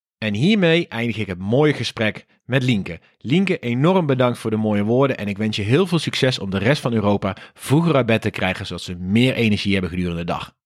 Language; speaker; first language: Dutch; native; Dutch